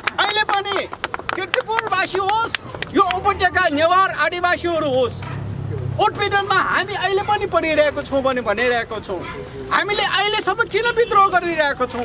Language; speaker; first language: Nepali; non-native, local second language; Newari